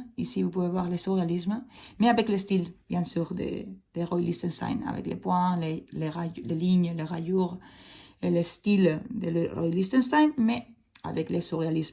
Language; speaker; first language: French; non-native, fluent; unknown